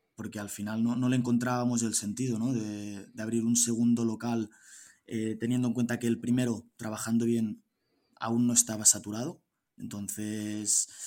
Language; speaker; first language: Spanish; native; Spanish